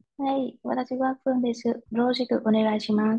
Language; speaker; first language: Japanese; non-native, learner; Vietnamese